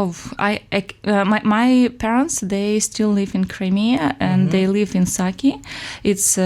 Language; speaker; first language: English; non-native, fluent; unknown